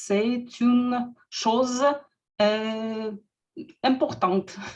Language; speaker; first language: French; non-native, learner; Russian